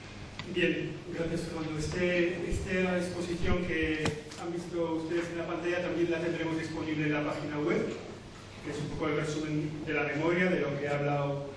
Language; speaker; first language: Spanish; native; Spanish